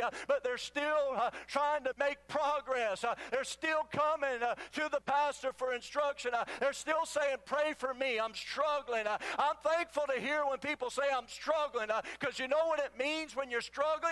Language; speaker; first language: English; native; English